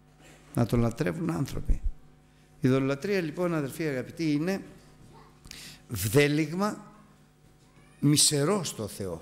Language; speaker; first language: Greek; native; Greek